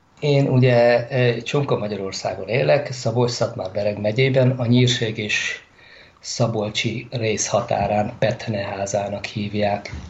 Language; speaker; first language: Hungarian; native; Hungarian